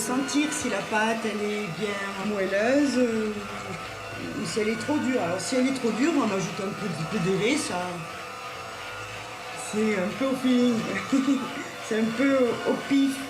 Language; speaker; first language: French; native; French